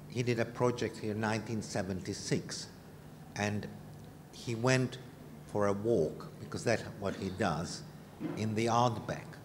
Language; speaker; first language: English; non-native, fluent; Hungarian